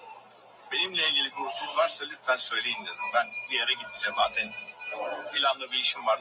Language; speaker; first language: Turkish; native; Turkish